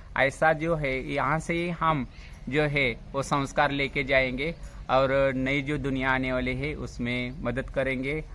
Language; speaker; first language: Hindi; non-native, local second language; Marathi